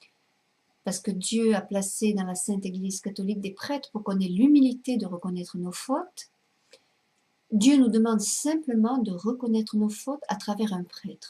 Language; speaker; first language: French; native; French